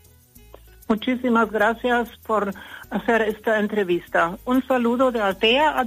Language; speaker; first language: Spanish; non-native, fluent; German